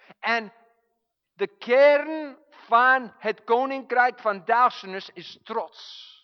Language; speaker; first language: Dutch; non-native, fluent; English